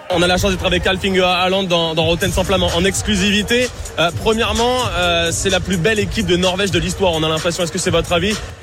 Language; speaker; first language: French; native; French